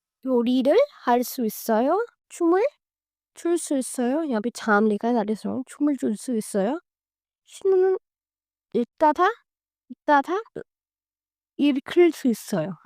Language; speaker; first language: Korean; non-native, learner; Hindi